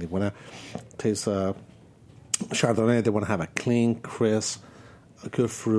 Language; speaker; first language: English; non-native, fluent; Spanish